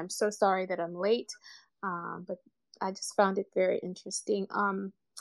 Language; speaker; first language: English; non-native, local second language; Ganda